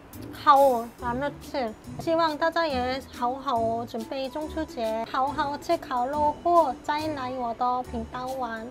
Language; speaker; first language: Chinese; non-native, fluent; Korean